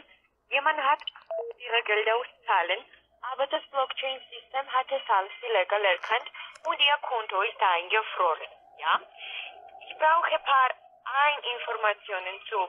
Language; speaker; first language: German; non-native, learner; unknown